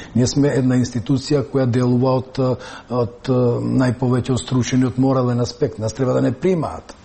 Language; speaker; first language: Macedonian; non-native, local second language; Albanian